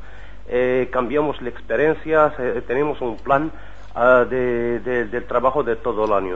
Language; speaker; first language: Spanish; non-native, learner; Arabic